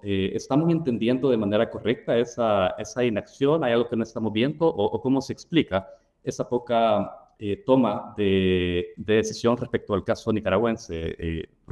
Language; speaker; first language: Spanish; native; Spanish